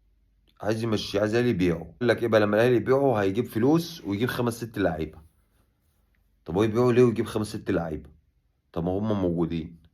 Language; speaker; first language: Arabic; native; Arabic